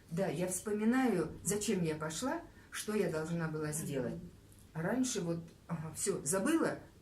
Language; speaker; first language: Russian; native; Russian